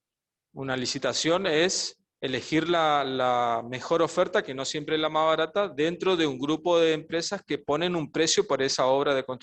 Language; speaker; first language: Spanish; native; Spanish